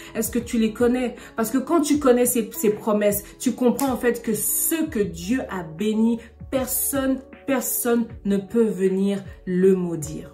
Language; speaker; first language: French; non-native, local second language; Lingala